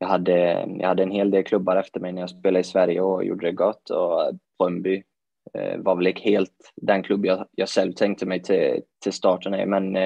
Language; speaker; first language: Swedish; native; Swedish